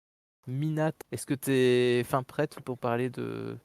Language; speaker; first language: French; native; French